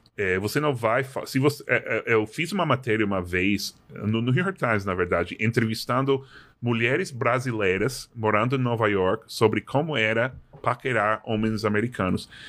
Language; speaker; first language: Portuguese; non-native, fluent; English